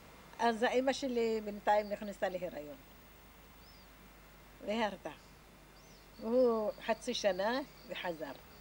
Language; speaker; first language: Hebrew; non-native, fluent; Arabic